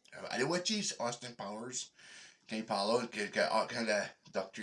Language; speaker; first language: French; native; French